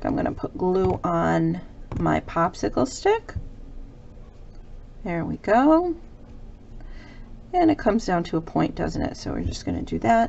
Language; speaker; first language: English; native; English